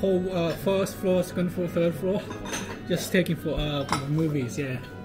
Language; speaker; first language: English; non-native, learner; Japanese